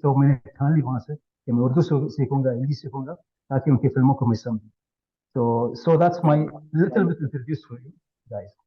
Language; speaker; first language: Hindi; non-native, learner; Arabic